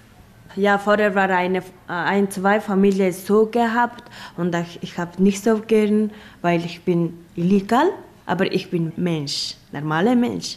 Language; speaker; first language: German; non-native, learner; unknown